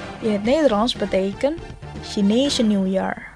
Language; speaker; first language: Dutch; non-native, learner; Indonesian